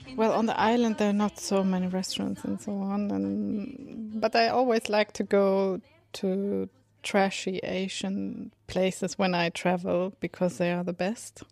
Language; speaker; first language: English; non-native, fluent; Swedish